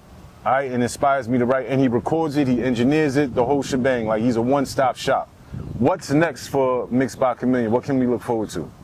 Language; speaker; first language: English; native; English